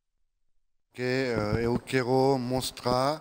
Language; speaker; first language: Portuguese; non-native, learner; French